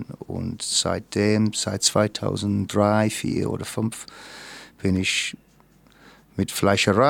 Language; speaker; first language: German; non-native, fluent; English